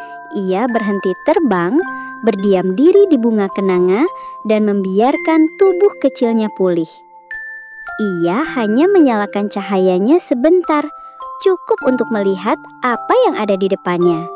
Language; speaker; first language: Indonesian; native; Indonesian